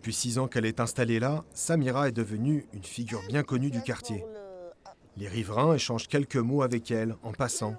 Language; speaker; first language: French; native; French